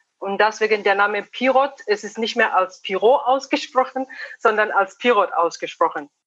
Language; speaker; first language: German; non-native, fluent; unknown